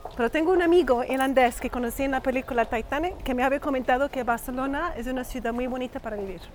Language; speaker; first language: Spanish; non-native, fluent; English